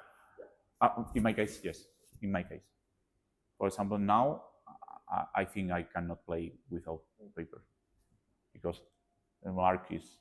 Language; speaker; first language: English; non-native, learner; Spanish